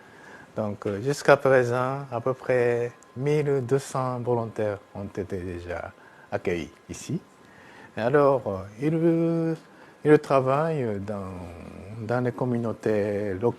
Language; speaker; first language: French; non-native, fluent; Japanese